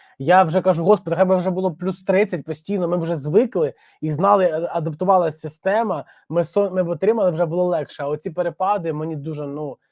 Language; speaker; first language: Ukrainian; non-native, local second language; Russian